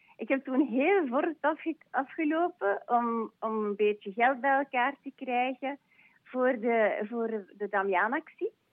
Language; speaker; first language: Dutch; non-native, local second language; French